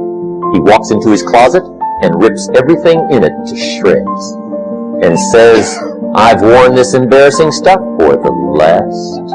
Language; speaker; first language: English; native; English